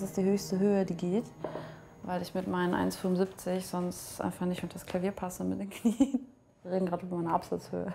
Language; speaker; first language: German; early bilingual, other home language; Russian